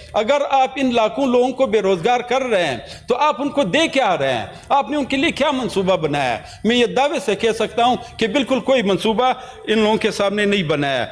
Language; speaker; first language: Urdu; non-native, local second language; Pashto